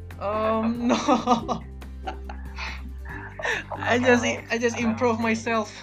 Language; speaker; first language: English; non-native, learner; Indonesian